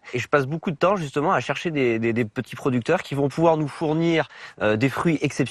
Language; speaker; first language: French; native; French